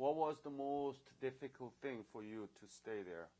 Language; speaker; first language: English; non-native, fluent; Korean